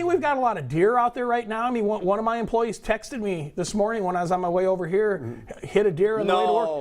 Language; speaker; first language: English; native; English